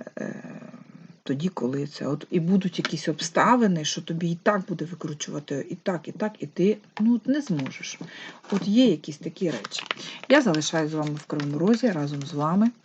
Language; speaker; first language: Ukrainian; non-native, local second language; Russian